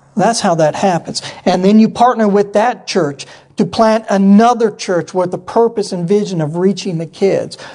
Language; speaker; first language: English; native; English